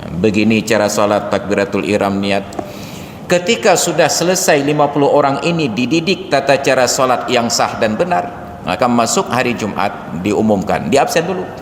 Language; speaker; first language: Malay; non-native, local second language; Achinese